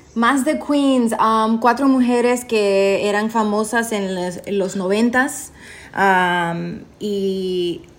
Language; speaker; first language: Spanish; early bilingual, other home language; English